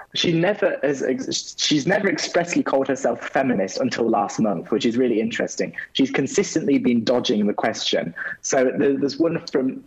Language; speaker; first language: English; native; English